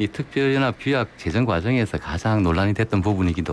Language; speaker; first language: Korean; native; Korean